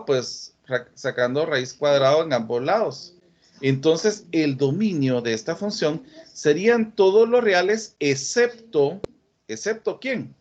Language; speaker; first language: Spanish; native; Spanish